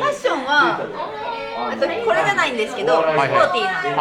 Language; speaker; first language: Japanese; native; Japanese